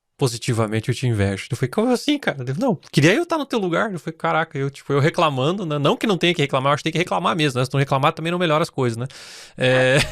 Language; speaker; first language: Portuguese; native; Portuguese